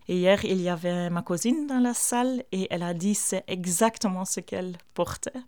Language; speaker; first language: French; non-native, fluent; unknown